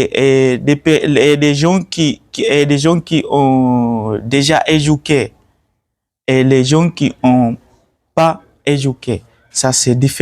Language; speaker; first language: French; non-native, learner; Swahili